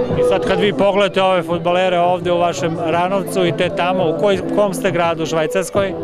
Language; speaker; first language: Serbian; native; Serbian